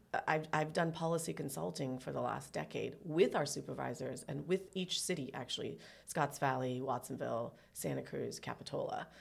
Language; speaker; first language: English; early bilingual, other home language; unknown